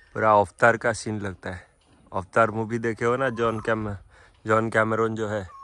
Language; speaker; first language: Hindi; non-native, local second language; Odia